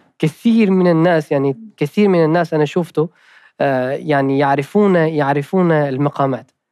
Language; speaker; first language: Arabic; non-native, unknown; Albanian